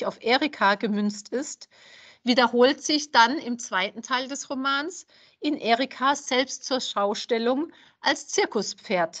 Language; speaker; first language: German; native; German